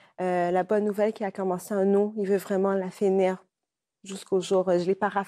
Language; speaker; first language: French; native; French